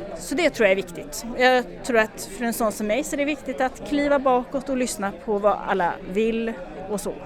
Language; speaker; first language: Swedish; native; Swedish